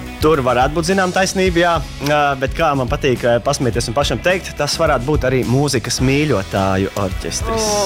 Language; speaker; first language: Latvian; native; Latvian